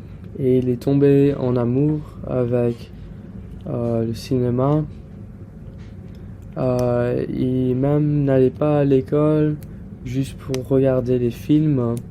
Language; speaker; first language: French; non-native, learner; English